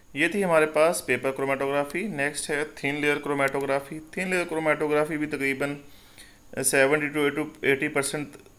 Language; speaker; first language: Urdu; non-native, local second language; Punjabi